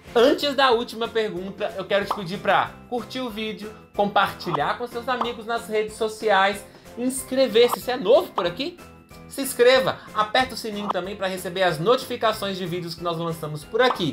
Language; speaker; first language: Portuguese; native; Portuguese